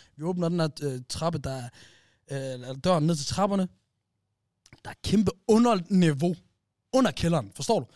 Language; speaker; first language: Danish; early bilingual, other home language; Somali